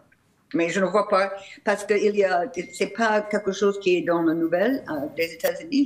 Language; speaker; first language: French; non-native, fluent; English